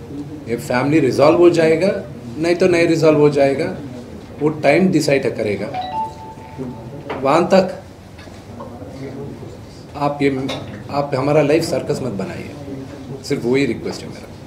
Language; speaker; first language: Hindi; non-native, local second language; Telugu